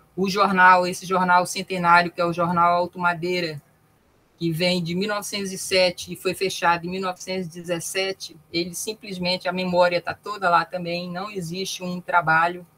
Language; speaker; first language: Portuguese; native; Portuguese